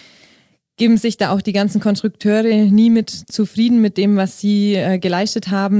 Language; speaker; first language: German; native; German